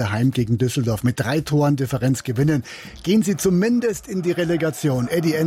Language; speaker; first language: German; native; German